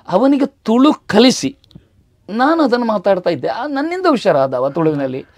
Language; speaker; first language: Kannada; non-native, local second language; Tulu